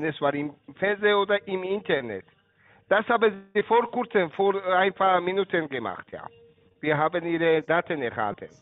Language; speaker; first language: German; non-native, learner; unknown